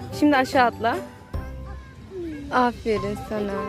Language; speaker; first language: Turkish; native; Turkish